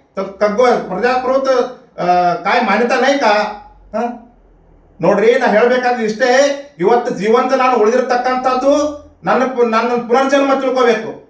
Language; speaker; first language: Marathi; non-native, local second language; Kannada